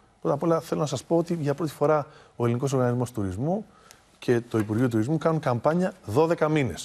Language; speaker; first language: Greek; native; Greek